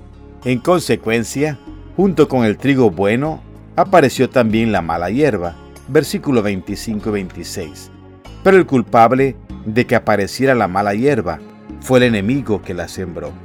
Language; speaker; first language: Spanish; native; Spanish